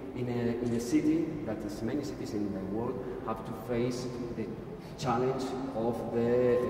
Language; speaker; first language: English; non-native, fluent; Spanish